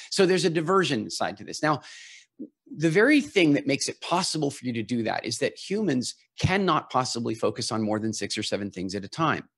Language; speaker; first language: English; native; English